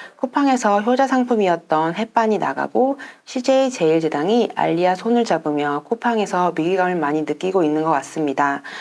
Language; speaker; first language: Korean; native; Korean